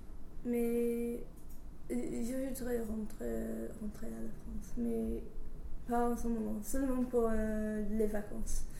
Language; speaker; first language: French; non-native, learner; English